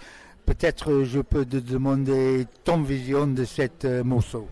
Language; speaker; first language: French; non-native, learner; English